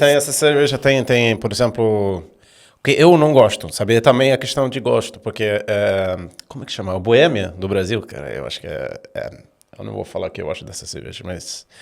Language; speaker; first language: Portuguese; non-native, fluent; Swedish